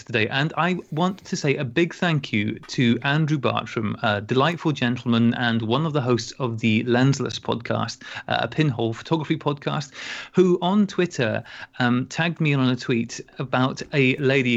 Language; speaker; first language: English; native; English